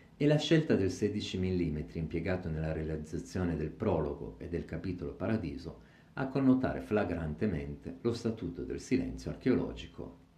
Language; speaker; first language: Italian; native; Italian